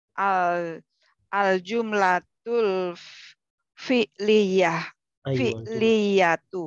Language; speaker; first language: Arabic; non-native, learner; Indonesian